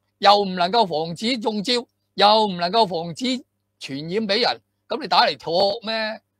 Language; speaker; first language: Chinese; non-native, local second language; Cantonese